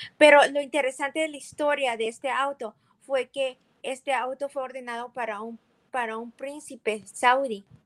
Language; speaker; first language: Spanish; early bilingual, heritage; Spanish